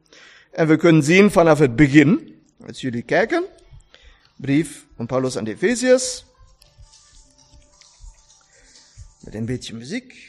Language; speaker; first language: Dutch; non-native, learner; German